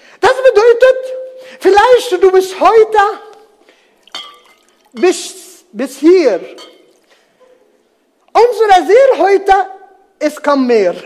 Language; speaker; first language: German; non-native, learner; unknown